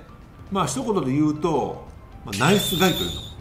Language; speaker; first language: Japanese; native; Japanese